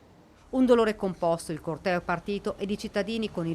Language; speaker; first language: Italian; native; Italian